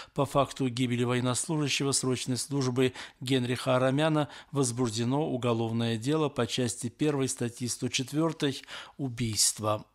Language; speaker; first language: Russian; non-native, local second language; Armenian